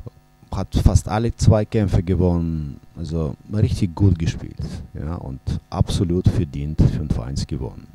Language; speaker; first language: German; non-native, fluent; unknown